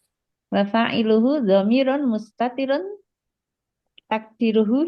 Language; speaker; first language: Arabic; non-native, learner; Indonesian